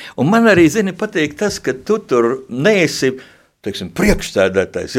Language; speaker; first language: Latvian; native; Latvian